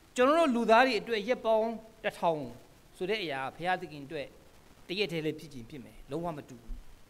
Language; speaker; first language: Burmese; non-native, local second language; Kachin